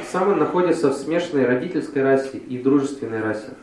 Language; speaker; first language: Russian; native; Russian